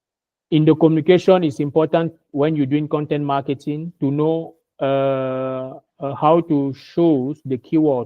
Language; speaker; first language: English; non-native, learner; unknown